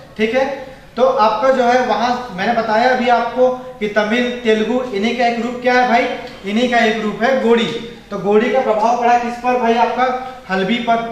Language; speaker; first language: Hindi; native; Hindi